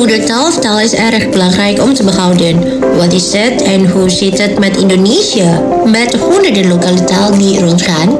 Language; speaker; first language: Dutch; non-native, fluent; Indonesian